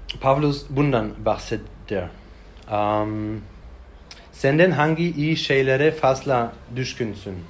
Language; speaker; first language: Turkish; non-native, learner; German